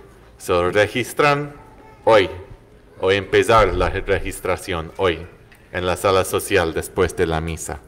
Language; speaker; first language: Spanish; non-native, fluent; English